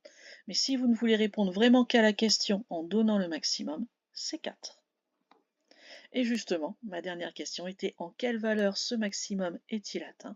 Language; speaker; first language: French; native; French